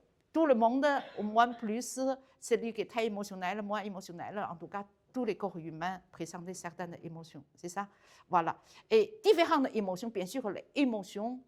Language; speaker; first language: French; non-native, learner; Chinese